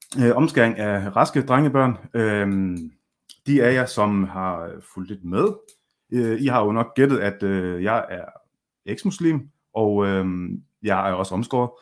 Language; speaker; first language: Danish; early bilingual, other home language; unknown